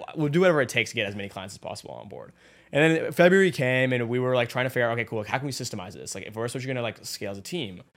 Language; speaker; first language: English; native; English